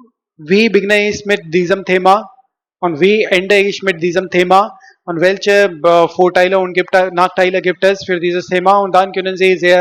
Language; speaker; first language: German; non-native, learner; Hindi